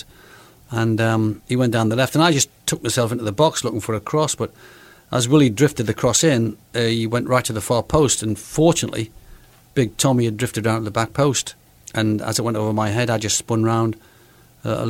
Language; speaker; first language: English; native; English